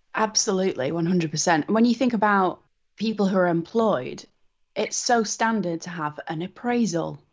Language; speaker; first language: English; native; English